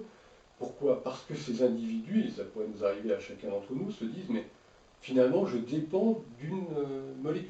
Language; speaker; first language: French; native; French